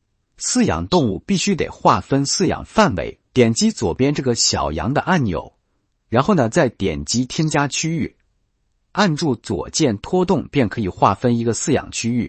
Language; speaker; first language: Chinese; native; Chinese